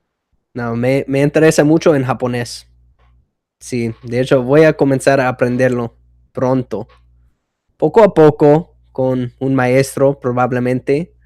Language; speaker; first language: Spanish; non-native, fluent; English